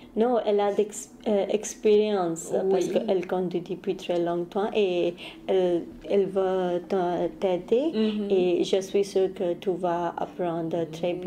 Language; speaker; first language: French; non-native, learner; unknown